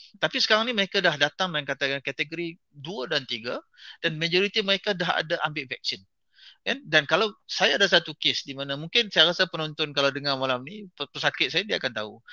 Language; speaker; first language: Malay; native; Malay